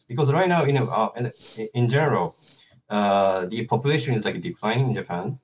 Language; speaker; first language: English; non-native, fluent; Japanese